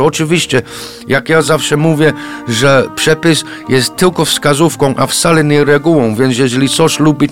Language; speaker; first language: Polish; non-native, fluent; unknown